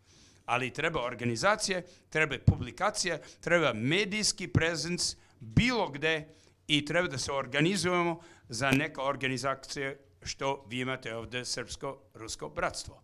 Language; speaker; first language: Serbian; non-native, fluent; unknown